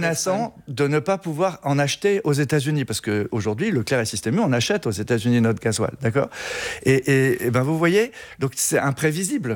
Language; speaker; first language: French; native; French